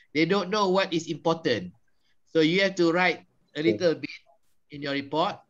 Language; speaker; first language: English; non-native, local second language; Malay